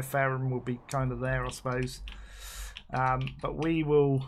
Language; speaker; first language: English; native; English